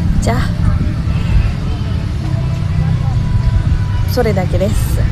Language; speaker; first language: Japanese; non-native, learner; Indonesian